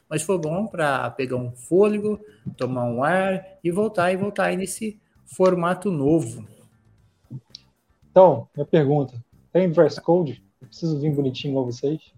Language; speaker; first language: Portuguese; native; Portuguese